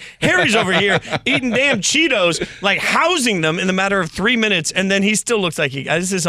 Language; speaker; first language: English; native; English